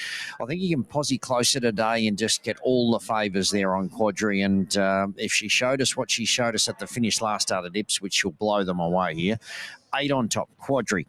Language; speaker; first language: English; native; English